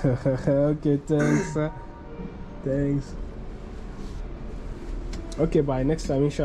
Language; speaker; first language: English; non-native, fluent; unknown